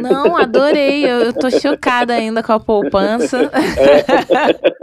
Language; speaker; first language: Portuguese; native; Portuguese